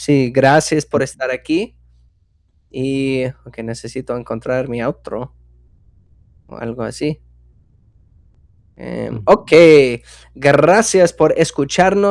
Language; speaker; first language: Spanish; non-native, fluent; English